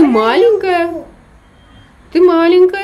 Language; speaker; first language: Russian; native; Russian